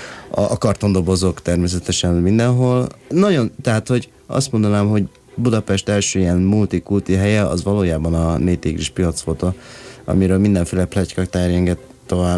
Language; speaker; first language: Hungarian; early bilingual, other home language; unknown